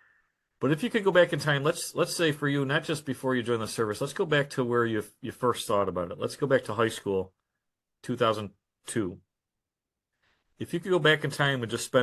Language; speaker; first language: English; native; English